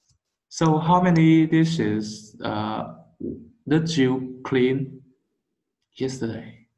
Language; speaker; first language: English; non-native, learner; Vietnamese